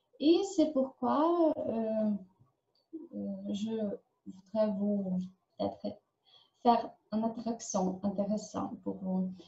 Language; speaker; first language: French; non-native, learner; Ukrainian